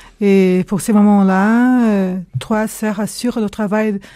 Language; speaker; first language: French; non-native, fluent; Portuguese